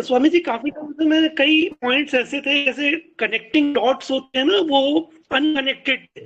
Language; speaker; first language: Hindi; native; Hindi